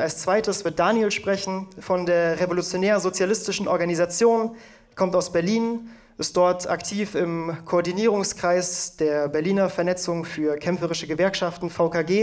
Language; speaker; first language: German; native; German